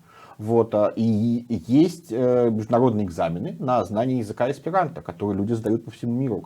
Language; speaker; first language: Russian; native; Russian